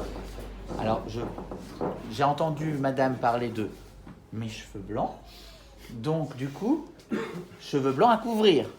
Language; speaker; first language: French; native; French